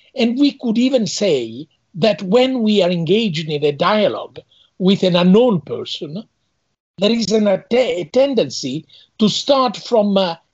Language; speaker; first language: English; non-native, fluent; Italian